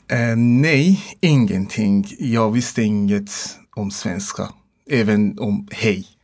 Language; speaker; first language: Swedish; non-native, learner; Persian